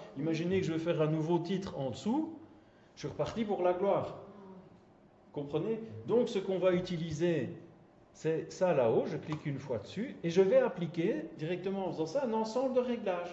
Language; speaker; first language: French; native; French